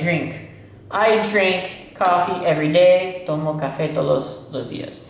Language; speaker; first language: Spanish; non-native, fluent; English